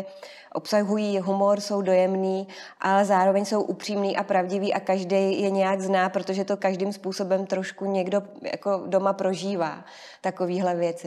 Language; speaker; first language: Czech; native; Czech